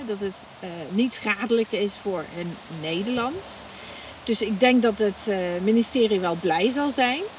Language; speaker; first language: Dutch; non-native, fluent; English